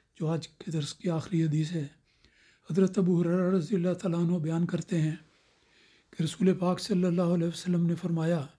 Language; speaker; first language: Urdu; native; Urdu